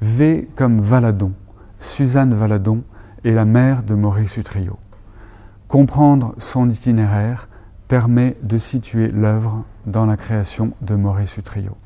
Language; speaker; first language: French; native; French